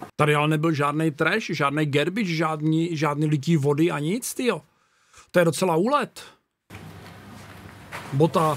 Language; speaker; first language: Czech; native; Czech